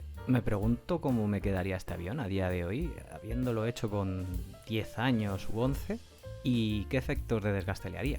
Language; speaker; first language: Spanish; native; Spanish